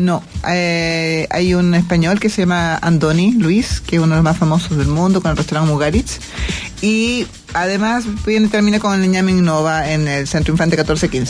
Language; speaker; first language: Spanish; native; Spanish